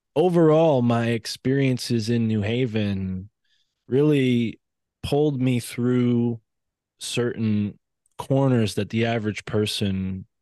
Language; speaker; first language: English; native; English